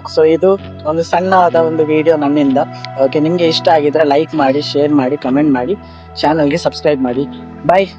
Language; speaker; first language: Kannada; non-native, local second language; Konkani